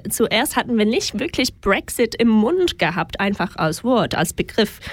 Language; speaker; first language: German; non-native, fluent; English